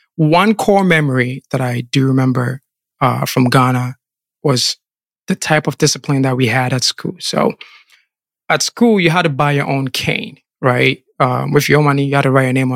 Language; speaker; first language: English; non-native, local second language; Akan